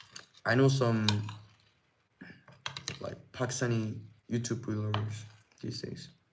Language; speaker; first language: English; non-native, learner; Korean